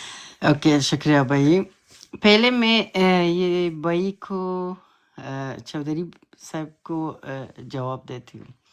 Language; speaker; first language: Hindi; non-native, learner; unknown